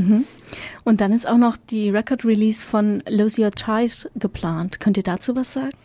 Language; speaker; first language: German; native; German